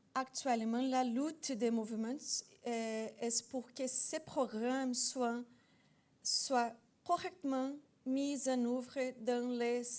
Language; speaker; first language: French; non-native, fluent; Portuguese